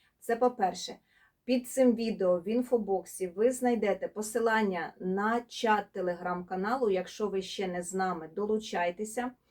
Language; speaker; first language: Ukrainian; non-native, local second language; Russian